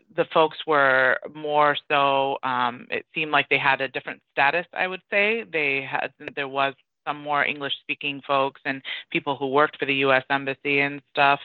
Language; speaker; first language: English; early bilingual, other home language; Persian